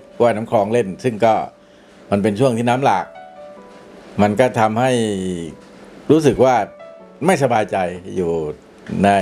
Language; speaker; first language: Thai; native; Thai